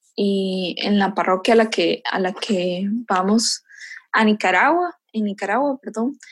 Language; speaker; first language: Spanish; native; Spanish